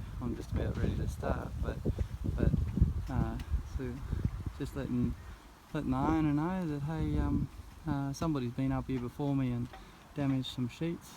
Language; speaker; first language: English; native; English